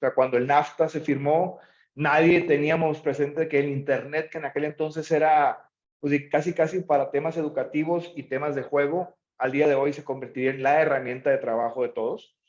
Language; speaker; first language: Spanish; native; Spanish